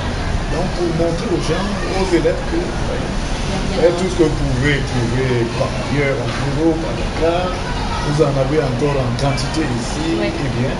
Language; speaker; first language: French; non-native, local second language; Wolof